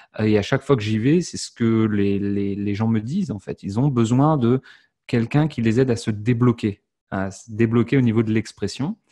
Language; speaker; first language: French; native; French